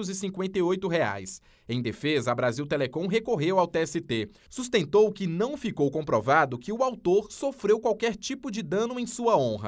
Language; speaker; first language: Portuguese; native; Portuguese